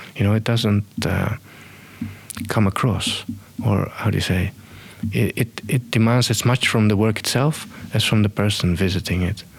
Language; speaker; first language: English; non-native, fluent; Estonian